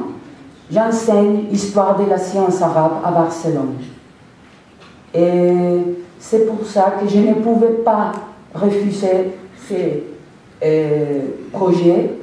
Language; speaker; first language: French; non-native, fluent; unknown